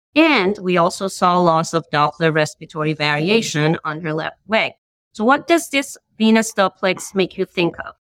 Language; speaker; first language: English; non-native, fluent; Persian